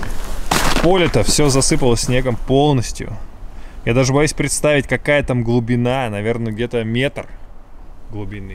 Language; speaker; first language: Russian; native; Russian